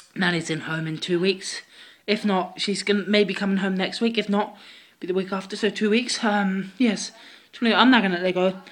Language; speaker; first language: English; native; English